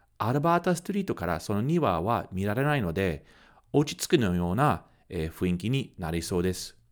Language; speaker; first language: Japanese; non-native, fluent; English